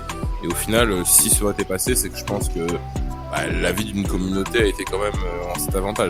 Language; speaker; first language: French; native; French